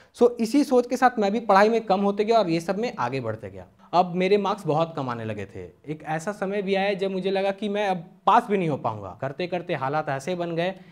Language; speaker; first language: Hindi; native; Hindi